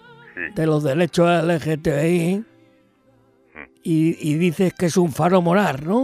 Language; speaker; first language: Spanish; native; Spanish